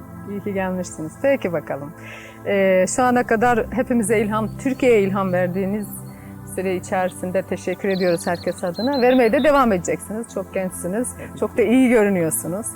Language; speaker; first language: Turkish; native; Turkish